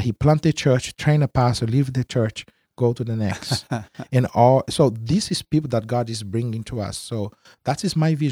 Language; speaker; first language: English; non-native, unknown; Spanish